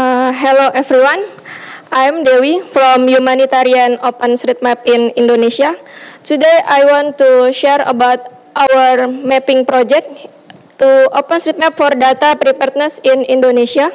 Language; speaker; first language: English; non-native, learner; Indonesian